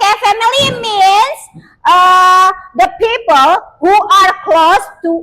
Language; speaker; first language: English; non-native, fluent; Indonesian